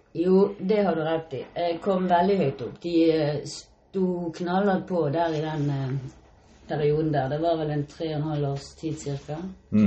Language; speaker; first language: Norwegian; native; Norwegian